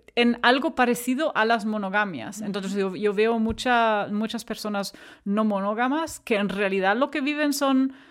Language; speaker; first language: Spanish; non-native, fluent; German